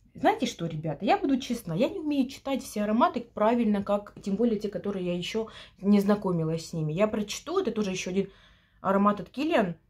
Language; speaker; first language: Russian; non-native, local second language; Ukrainian